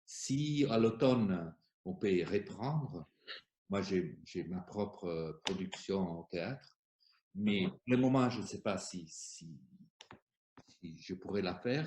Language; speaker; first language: French; non-native, fluent; Italian